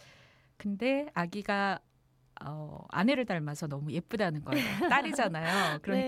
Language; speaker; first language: Korean; native; Korean